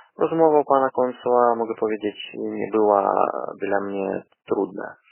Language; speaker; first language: Polish; non-native, learner; Russian